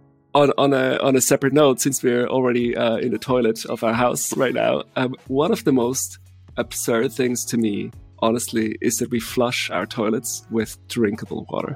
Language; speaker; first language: English; non-native, fluent; Swiss German